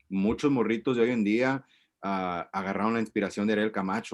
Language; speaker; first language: Spanish; early bilingual, other home language; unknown